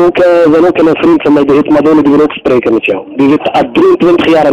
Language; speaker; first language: Dutch; non-native, learner; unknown